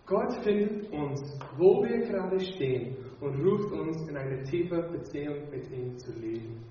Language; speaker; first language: German; non-native, fluent; English